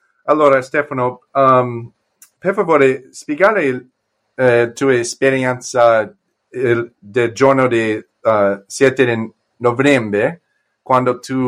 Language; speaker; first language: Italian; non-native, learner; English